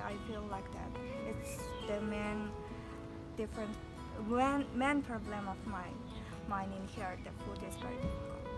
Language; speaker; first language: English; non-native, learner; Mongolian